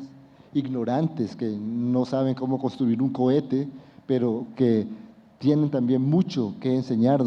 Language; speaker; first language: Spanish; native; Spanish